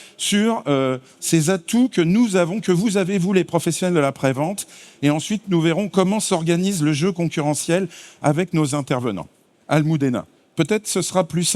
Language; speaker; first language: French; native; French